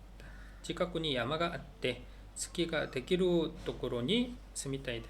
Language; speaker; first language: Japanese; non-native, learner; Korean